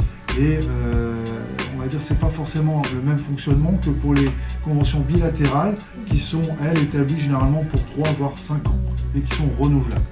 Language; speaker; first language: French; native; French